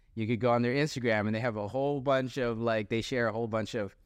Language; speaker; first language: English; native; English